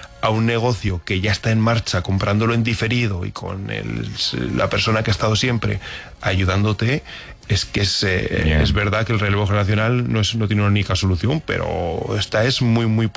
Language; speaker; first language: Spanish; native; Spanish